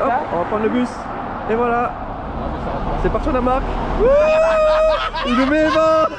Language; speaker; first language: French; native; French